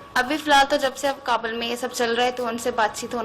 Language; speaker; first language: Hindi; early bilingual, other home language; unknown